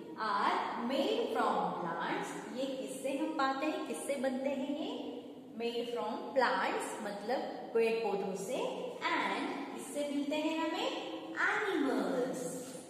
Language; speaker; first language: Hindi; non-native, local second language; Marathi